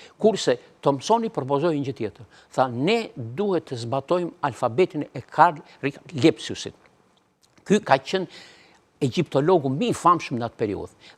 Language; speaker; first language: Albanian; native; Albanian